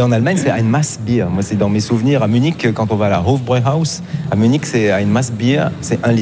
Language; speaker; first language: French; native; French